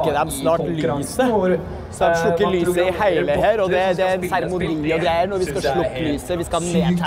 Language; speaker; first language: Norwegian; native; Norwegian